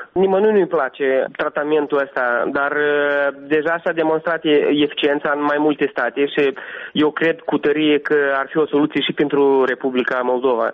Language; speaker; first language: Romanian; non-native, local second language; Gagauz